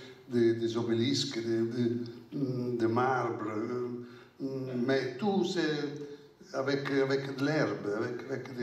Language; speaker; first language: French; non-native, fluent; Italian